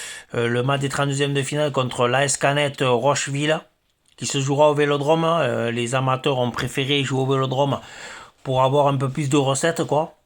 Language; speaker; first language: French; native; French